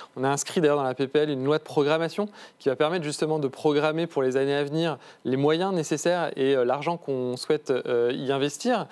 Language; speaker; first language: French; native; French